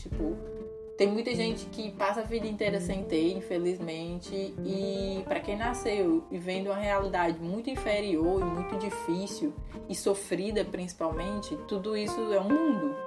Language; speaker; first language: Portuguese; native; Portuguese